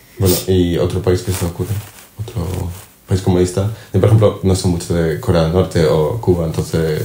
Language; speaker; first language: Spanish; non-native, fluent; Czech